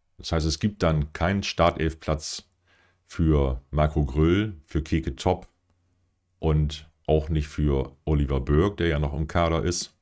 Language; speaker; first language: German; native; German